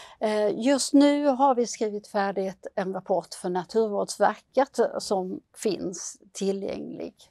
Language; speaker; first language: Swedish; native; Swedish